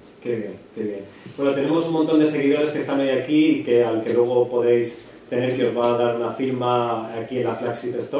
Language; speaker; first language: Spanish; native; Spanish